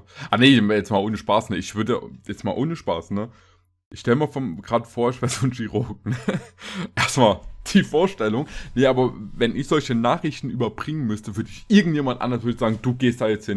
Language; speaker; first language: German; native; German